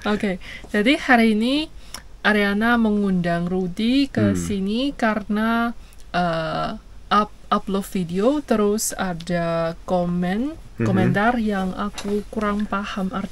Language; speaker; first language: Indonesian; non-native, fluent; Chinese